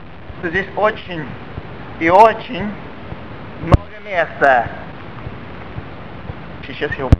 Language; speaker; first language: Russian; early bilingual, heritage; Russian